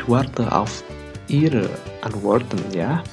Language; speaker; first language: German; non-native, learner; Indonesian